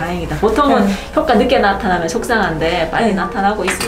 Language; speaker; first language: Korean; native; Korean